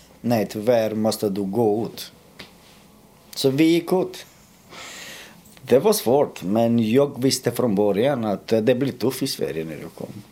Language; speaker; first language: Swedish; non-native, fluent; Romanian